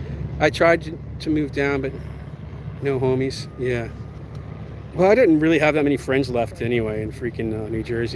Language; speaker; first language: English; native; English